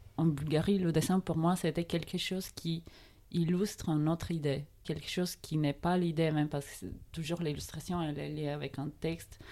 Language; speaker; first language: French; non-native, fluent; Bulgarian